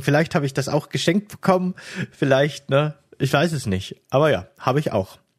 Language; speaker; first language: German; native; German